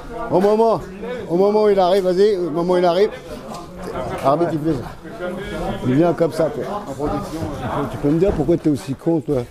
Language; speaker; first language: French; native; French